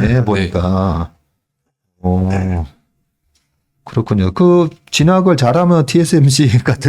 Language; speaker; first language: Korean; native; Korean